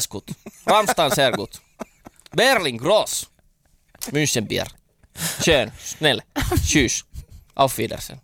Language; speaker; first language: German; non-native, learner; Finnish